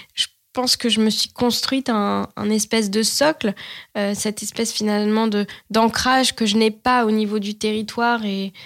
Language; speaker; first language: French; native; French